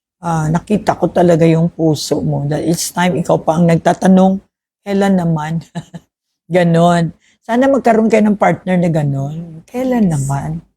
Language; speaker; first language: Filipino; non-native, local second language; Hiligaynon